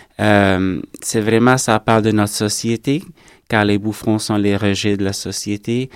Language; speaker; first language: French; native; French